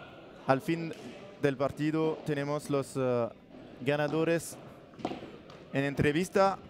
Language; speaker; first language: Spanish; non-native, learner; French